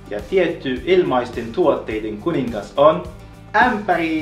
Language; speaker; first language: Finnish; non-native, fluent; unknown